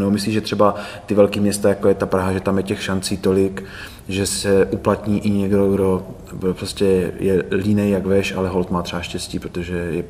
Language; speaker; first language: Czech; native; Czech